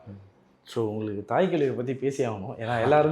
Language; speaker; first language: Tamil; native; Tamil